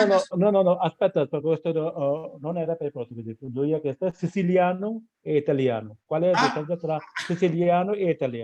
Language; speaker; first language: Italian; non-native, learner; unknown